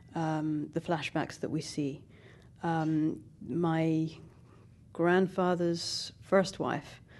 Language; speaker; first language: English; native; English